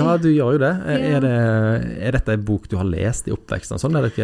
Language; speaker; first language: Norwegian; native; Norwegian